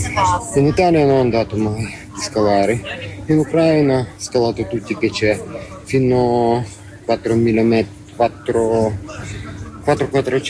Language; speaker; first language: Italian; non-native, learner; Ukrainian